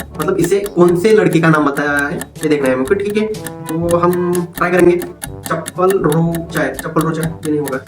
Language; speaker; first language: Hindi; non-native, local second language; Marathi